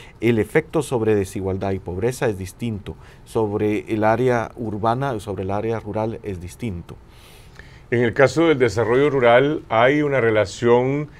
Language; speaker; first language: Spanish; native; Spanish